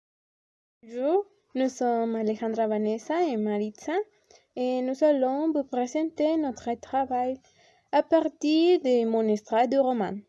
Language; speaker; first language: French; non-native, learner; Spanish